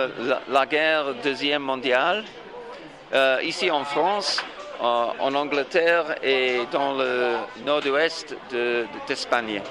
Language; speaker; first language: French; non-native, fluent; English